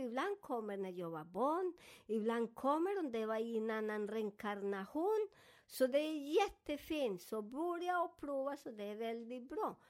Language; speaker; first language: Swedish; non-native, fluent; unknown